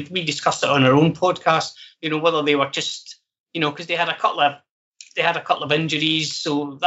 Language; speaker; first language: English; native; English